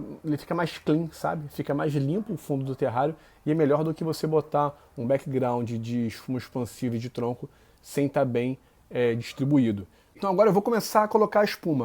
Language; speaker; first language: Portuguese; native; Portuguese